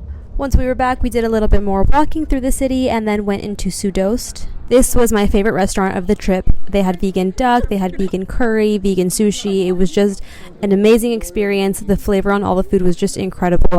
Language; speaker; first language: English; native; English